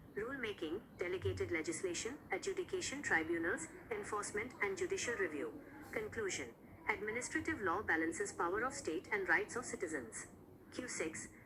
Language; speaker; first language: English; non-native, local second language; Marathi